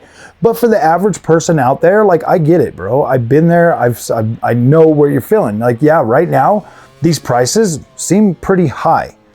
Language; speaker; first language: English; native; English